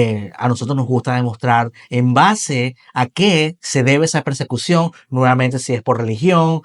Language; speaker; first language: Spanish; native; Spanish